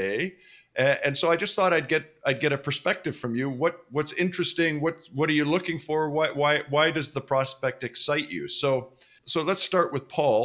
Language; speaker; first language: English; native; English